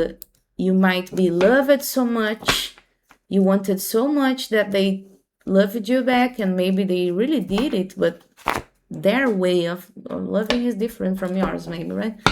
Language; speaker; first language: English; non-native, fluent; Portuguese